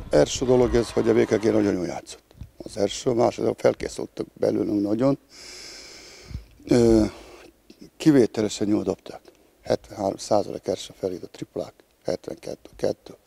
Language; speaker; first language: Hungarian; non-native, learner; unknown